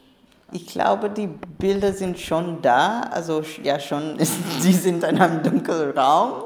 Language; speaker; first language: German; non-native, learner; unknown